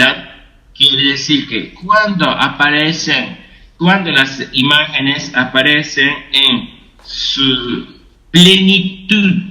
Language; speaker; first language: Spanish; non-native, fluent; Japanese